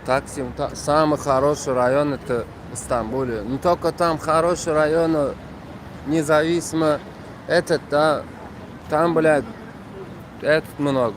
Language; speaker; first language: Russian; non-native, fluent; Turkmen